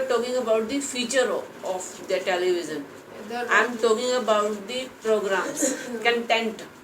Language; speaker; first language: English; non-native, local second language; Hindi